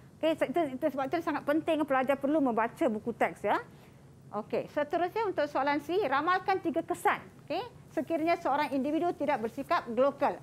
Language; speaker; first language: Malay; non-native, local second language; Tamil